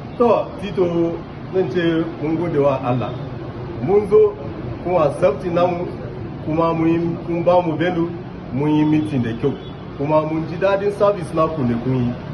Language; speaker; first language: Hausa; non-native, local second language; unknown